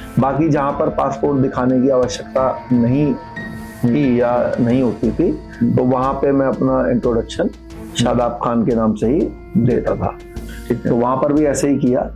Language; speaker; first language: Hindi; native; Hindi